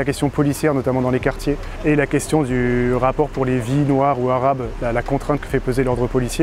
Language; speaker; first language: French; native; French